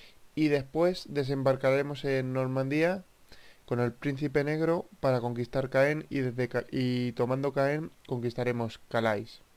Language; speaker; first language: Spanish; native; Spanish